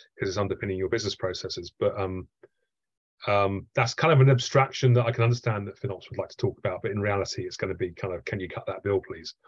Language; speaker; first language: English; native; English